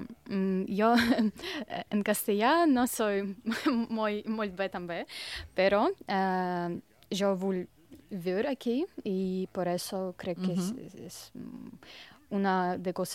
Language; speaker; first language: Catalan; non-native, learner; Russian